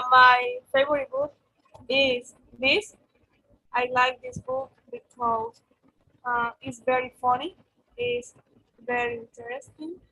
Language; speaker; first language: English; non-native, learner; Spanish